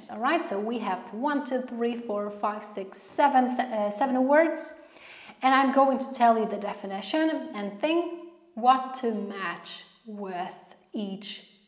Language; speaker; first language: English; non-native, fluent; Polish